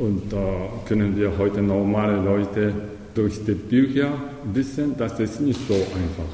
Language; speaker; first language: German; non-native, learner; Japanese